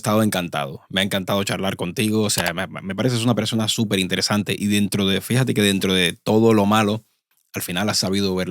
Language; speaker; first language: Spanish; native; Spanish